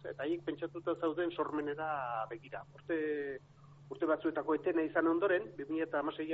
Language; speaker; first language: Basque; native; Basque